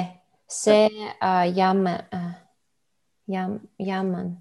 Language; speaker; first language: Spanish; non-native, learner; Russian